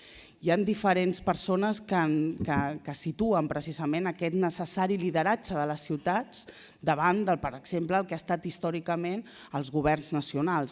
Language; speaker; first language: Catalan; native; Catalan